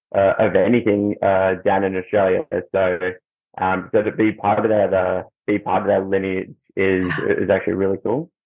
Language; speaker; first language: English; native; English